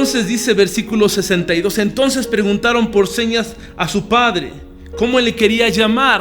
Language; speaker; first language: Spanish; native; Spanish